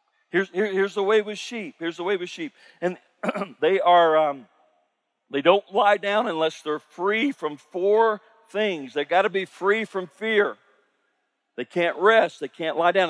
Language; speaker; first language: English; native; English